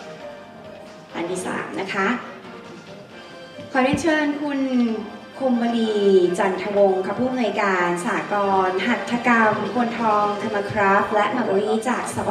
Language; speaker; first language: Thai; native; Thai